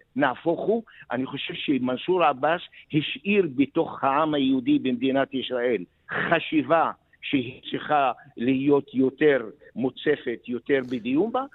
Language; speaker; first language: Hebrew; non-native, local second language; Arabic